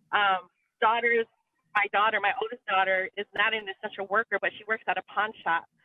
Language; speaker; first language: English; native; English